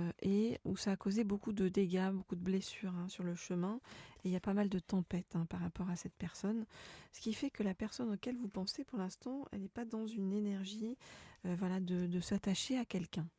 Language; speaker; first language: French; native; French